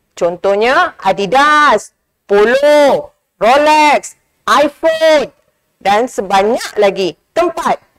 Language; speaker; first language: Malay; native; Malay